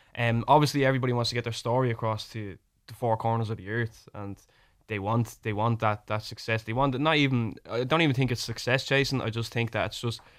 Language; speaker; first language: English; native; English